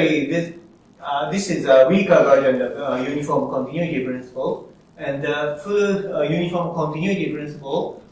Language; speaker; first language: English; non-native, fluent; Japanese